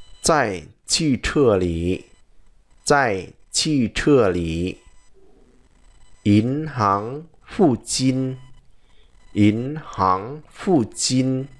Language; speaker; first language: Chinese; non-native, fluent; Vietnamese